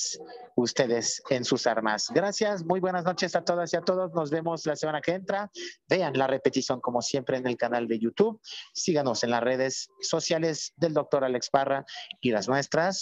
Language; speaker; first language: Spanish; native; Spanish